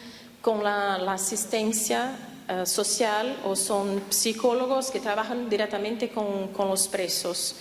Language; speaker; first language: Spanish; non-native, fluent; Portuguese